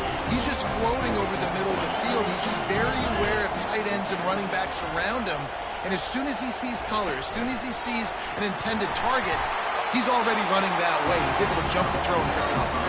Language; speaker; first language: English; native; English